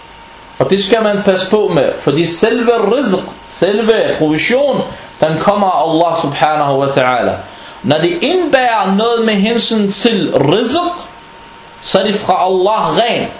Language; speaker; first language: Danish; non-native, fluent; Arabic